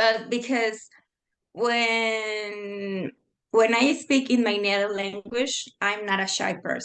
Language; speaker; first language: English; non-native, fluent; Spanish